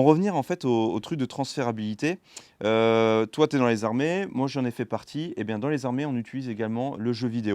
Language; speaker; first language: French; native; French